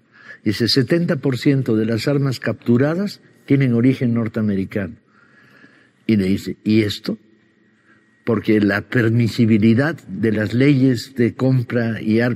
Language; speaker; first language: Spanish; native; Spanish